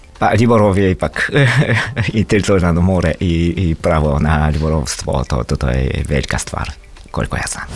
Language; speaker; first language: Serbian; non-native, fluent; Japanese